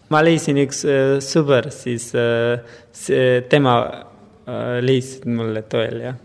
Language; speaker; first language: Estonian; non-native, learner; Persian